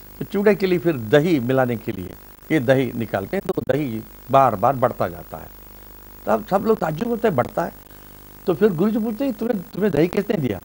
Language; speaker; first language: Hindi; non-native, local second language; Kannada